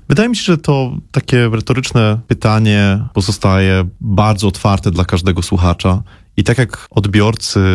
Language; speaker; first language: Polish; native; Polish